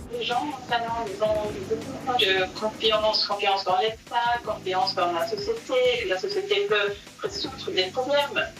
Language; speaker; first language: French; non-native, fluent; Swedish